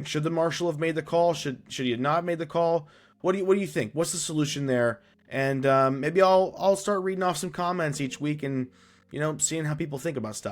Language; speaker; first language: English; native; English